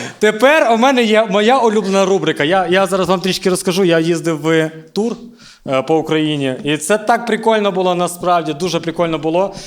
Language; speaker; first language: Ukrainian; native; Ukrainian